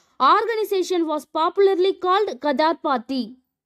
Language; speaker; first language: English; non-native, local second language; Tamil